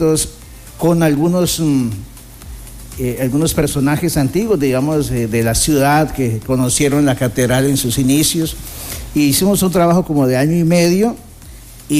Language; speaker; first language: Spanish; native; Spanish